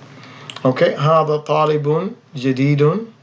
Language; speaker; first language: Arabic; non-native, fluent; English